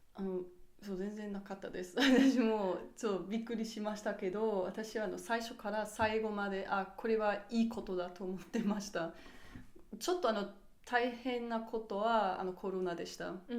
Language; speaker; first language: Japanese; non-native, learner; German